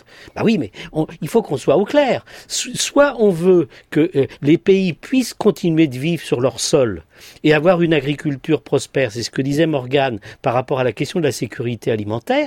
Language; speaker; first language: French; native; French